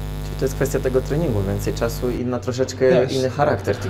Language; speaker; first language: Polish; native; Polish